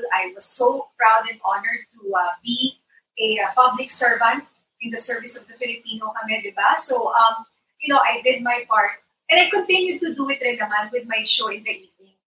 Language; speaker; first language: English; non-native, local second language; Iloko